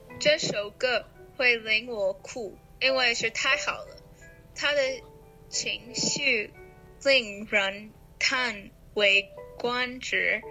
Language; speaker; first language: Chinese; non-native, learner; English